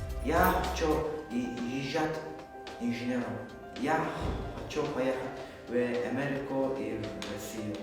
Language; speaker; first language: Russian; non-native, learner; Mongolian